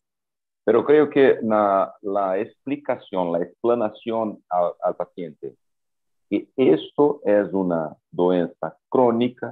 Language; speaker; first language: Spanish; non-native, fluent; Portuguese